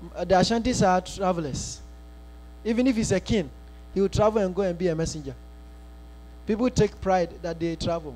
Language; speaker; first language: English; non-native, local second language; Akan